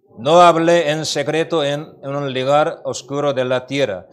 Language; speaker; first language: Spanish; non-native, learner; Korean